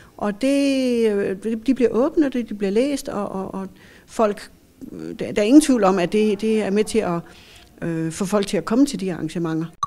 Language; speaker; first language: Danish; native; Danish